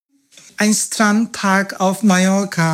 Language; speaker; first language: German; non-native, learner; Turkish